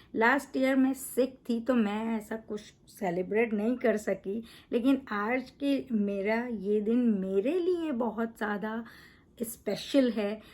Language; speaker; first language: Urdu; native; Urdu